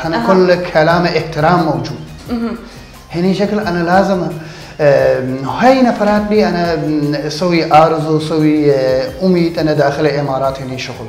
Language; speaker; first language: Arabic; non-native, learner; Persian